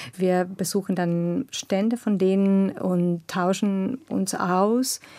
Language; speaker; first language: German; non-native, fluent; Spanish